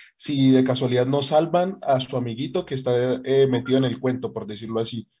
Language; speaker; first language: Spanish; native; Spanish